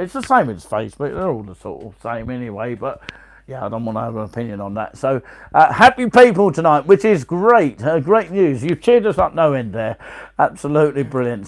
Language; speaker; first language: English; native; English